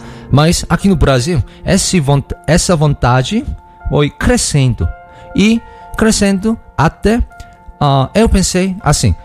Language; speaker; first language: Portuguese; non-native, learner; Korean